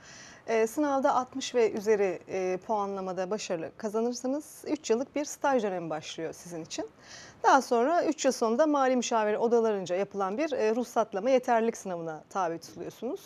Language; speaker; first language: Turkish; native; Turkish